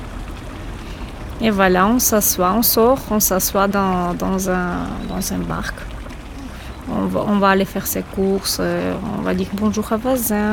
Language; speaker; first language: French; non-native, fluent; Ukrainian